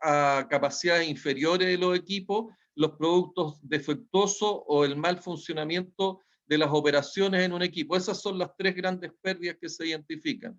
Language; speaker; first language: Spanish; native; Spanish